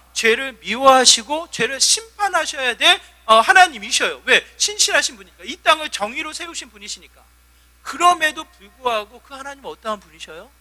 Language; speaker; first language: Korean; native; Korean